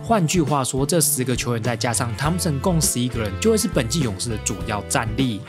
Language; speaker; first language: Chinese; native; Chinese